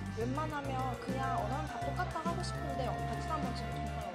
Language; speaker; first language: Korean; early bilingual, heritage; Korean